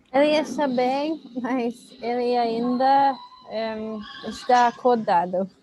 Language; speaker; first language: Portuguese; non-native, learner; English